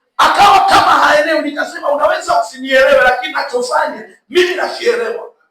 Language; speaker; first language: Swahili; native; Swahili